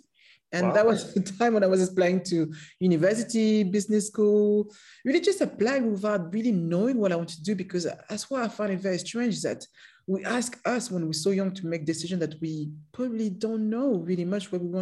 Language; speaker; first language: English; non-native, fluent; French